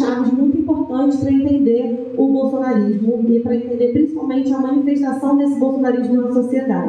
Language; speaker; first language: Portuguese; native; Portuguese